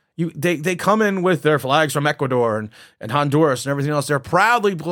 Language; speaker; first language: English; native; English